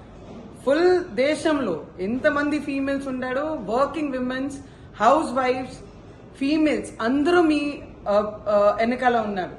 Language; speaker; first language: Telugu; non-native, fluent; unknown